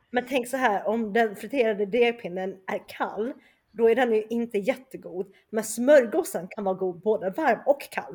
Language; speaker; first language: Swedish; native; Swedish